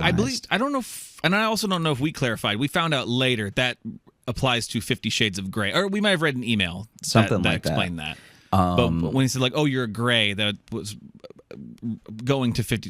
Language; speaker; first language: English; native; English